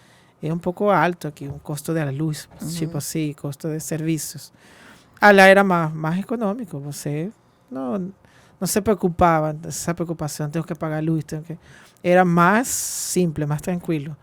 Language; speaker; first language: Portuguese; non-native, fluent; Spanish